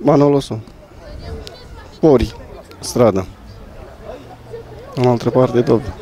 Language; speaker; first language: Italian; non-native, learner; Romanian